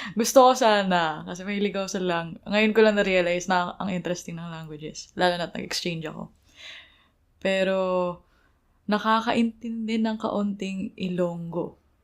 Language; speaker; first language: Filipino; native; Filipino